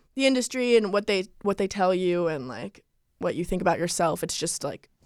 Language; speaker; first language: English; native; English